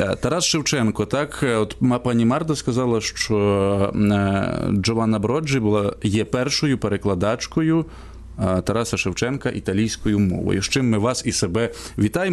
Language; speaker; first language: Ukrainian; native; Ukrainian